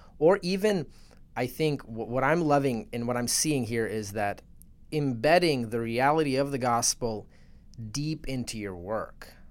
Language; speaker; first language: English; early bilingual, other home language; Russian